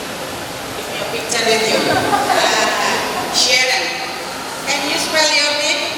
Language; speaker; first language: English; non-native, fluent; Indonesian